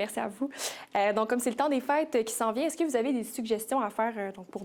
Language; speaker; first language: French; native; French